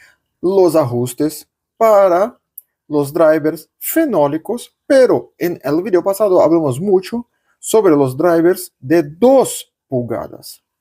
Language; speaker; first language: Spanish; non-native, local second language; Portuguese